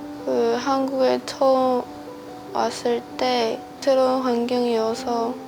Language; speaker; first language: Korean; non-native, learner; Chinese